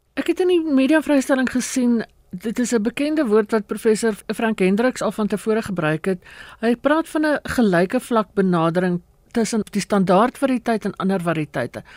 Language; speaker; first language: Afrikaans; native; Afrikaans